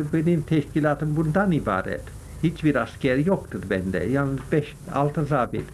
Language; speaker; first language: Turkish; non-native, fluent; English